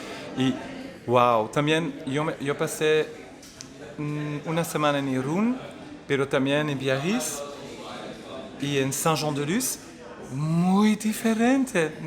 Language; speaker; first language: Spanish; non-native, fluent; Dutch